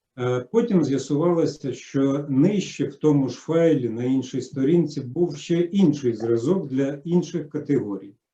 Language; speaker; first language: Ukrainian; native; Ukrainian